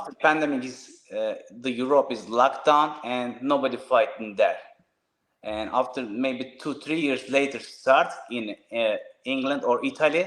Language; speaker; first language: English; non-native, learner; Turkish